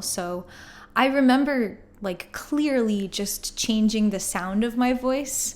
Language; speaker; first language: English; native; English